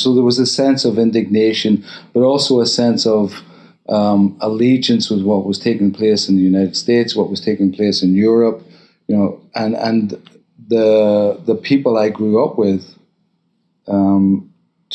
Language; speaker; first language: English; native; English